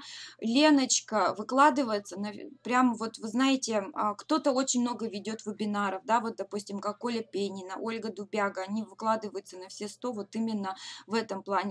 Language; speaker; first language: Russian; native; Russian